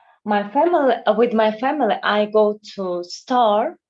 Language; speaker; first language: English; non-native, learner; Russian